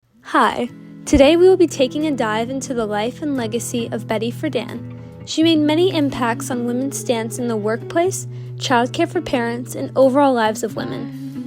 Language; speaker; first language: English; native; English